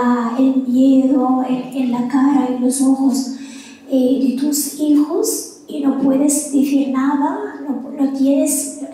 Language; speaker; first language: Spanish; non-native, fluent; Arabic